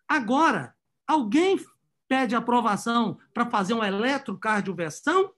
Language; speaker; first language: Portuguese; native; Portuguese